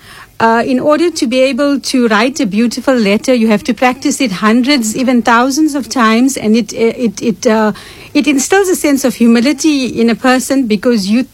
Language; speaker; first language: English; native; English